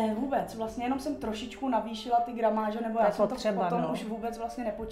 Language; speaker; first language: Czech; native; Czech